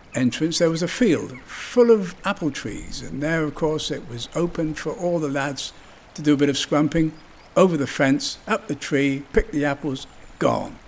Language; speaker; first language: English; native; English